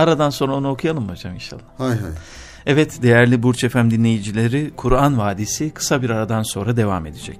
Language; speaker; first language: Turkish; native; Turkish